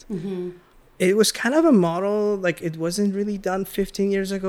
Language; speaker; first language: English; early bilingual, other home language; Persian